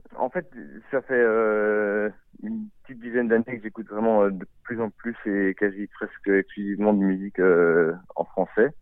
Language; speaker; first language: French; native; French